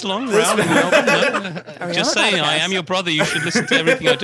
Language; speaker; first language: English; native; English